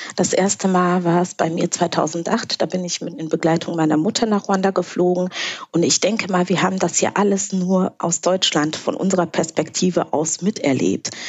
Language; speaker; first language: German; early bilingual, other home language; Kinyarwanda